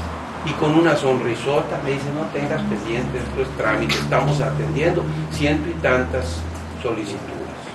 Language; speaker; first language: Spanish; native; Spanish